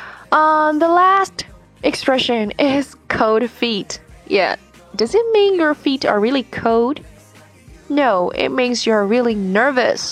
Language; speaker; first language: English; non-native, fluent; Chinese